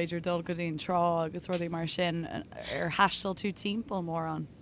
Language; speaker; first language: Irish; native; Irish